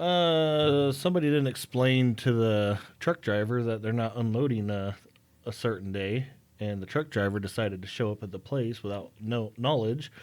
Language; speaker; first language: English; native; English